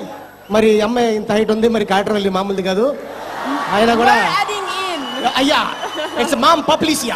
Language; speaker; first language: Telugu; native; Telugu